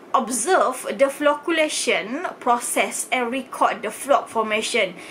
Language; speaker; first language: English; non-native, local second language; Malay